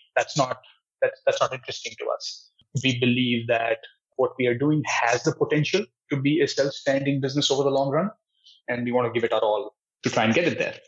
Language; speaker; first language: English; non-native, local second language; Hindi